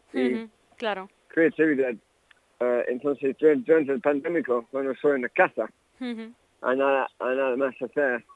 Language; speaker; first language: Spanish; non-native, learner; English